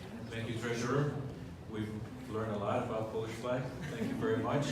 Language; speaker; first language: English; non-native, fluent; Polish